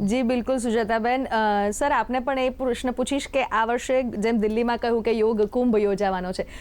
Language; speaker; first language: Gujarati; native; Gujarati